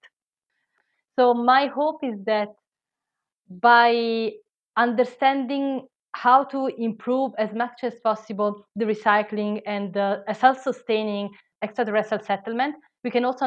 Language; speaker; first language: English; non-native, fluent; Italian